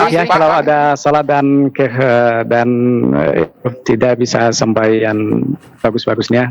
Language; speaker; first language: Indonesian; non-native, fluent; Arabic